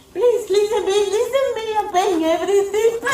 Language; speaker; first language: English; non-native, learner; Spanish